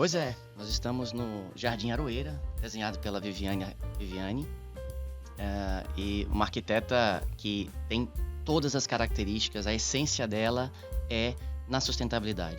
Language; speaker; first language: Portuguese; native; Portuguese